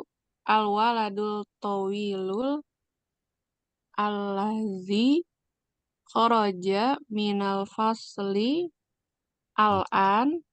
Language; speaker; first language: Arabic; non-native, learner; Indonesian